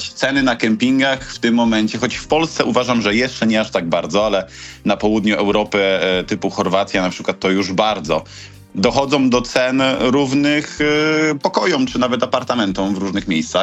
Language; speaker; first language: Polish; native; Polish